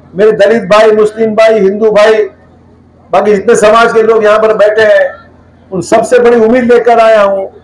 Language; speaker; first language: Hindi; non-native, local second language; Marathi